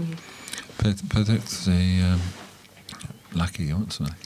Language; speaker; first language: French; non-native, learner; English